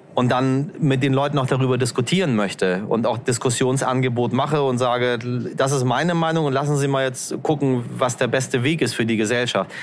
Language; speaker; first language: German; native; German